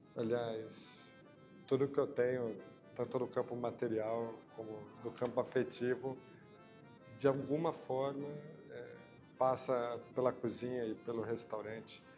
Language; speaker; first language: Portuguese; native; Portuguese